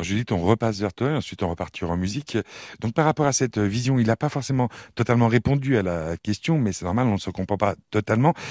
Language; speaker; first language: French; native; French